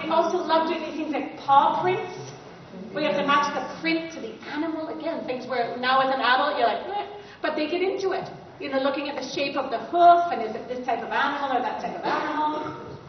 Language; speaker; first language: English; native; English